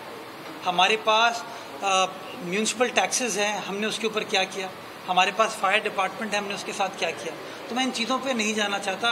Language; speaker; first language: Urdu; native; Urdu